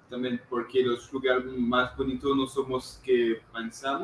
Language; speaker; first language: Portuguese; non-native, learner; French